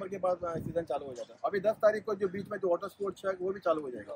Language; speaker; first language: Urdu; non-native, local second language; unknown